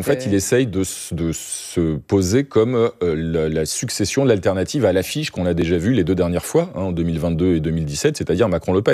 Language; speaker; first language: French; native; French